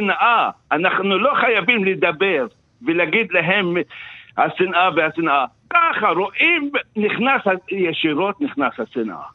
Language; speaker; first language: Hebrew; non-native, local second language; Arabic